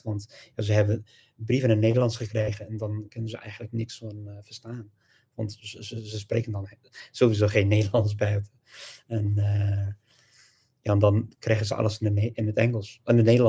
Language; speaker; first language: Dutch; non-native, fluent; English